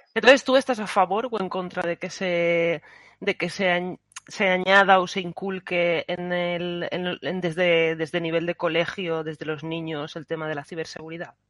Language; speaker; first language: Spanish; native; Spanish